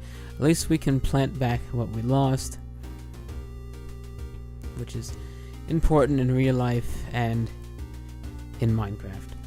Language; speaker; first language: English; native; English